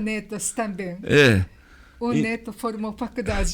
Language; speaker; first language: Portuguese; non-native, learner; Japanese